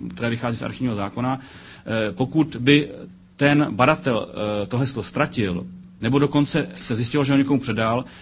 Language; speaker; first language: Czech; native; Czech